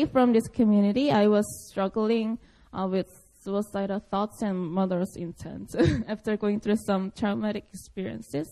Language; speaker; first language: English; non-native, fluent; Korean